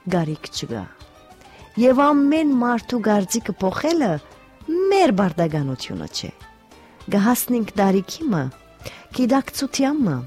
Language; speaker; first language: Armenian; early bilingual, heritage; Armenian